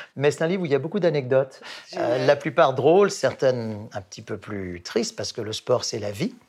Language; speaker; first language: French; non-native, local second language; English